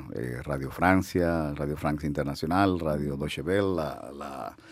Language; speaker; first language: Spanish; native; Spanish